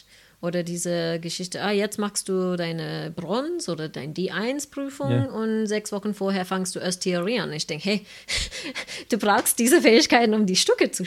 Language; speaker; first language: German; non-native, fluent; English